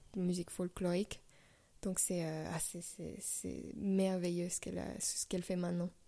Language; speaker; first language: French; non-native, fluent; Spanish